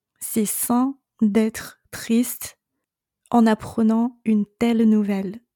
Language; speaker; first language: French; non-native, fluent; Chinese